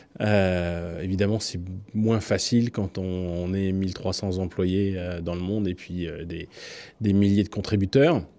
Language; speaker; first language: French; native; French